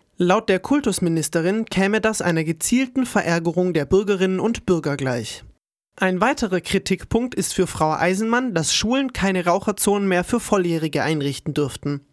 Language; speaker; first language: German; native; German